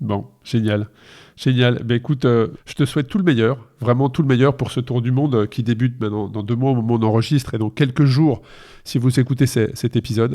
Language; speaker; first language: French; native; French